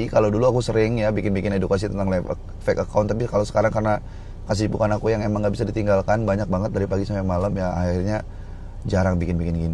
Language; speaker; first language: Indonesian; native; Indonesian